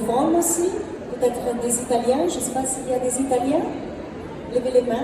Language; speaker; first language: French; non-native, fluent; Italian